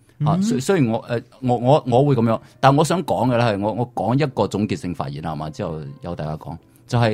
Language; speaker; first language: Cantonese; early bilingual, other home language; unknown